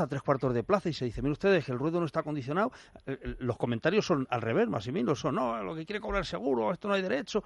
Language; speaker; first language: Spanish; native; Spanish